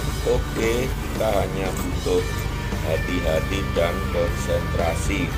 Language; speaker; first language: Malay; non-native, local second language; Javanese